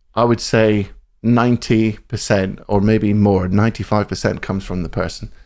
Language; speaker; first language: English; native; English